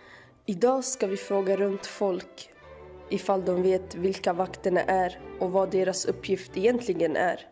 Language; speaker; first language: Swedish; native; Swedish